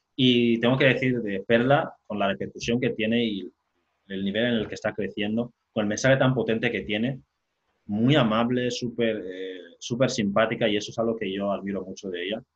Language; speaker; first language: Spanish; non-native, local second language; Fang